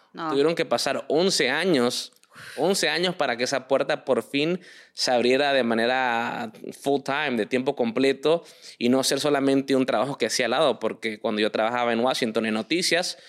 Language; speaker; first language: Spanish; early bilingual, heritage; Spanish